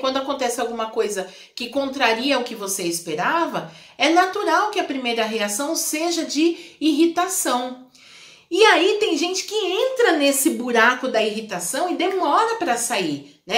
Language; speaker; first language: Portuguese; native; Portuguese